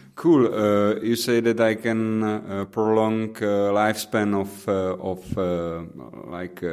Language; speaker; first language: English; non-native, fluent; Czech